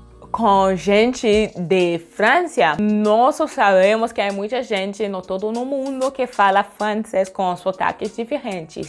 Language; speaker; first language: Portuguese; non-native, learner; French